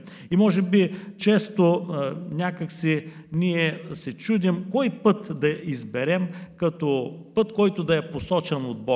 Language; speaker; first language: Bulgarian; native; Bulgarian